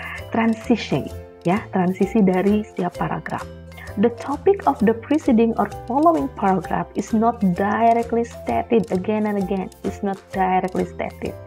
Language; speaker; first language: English; non-native, fluent; Indonesian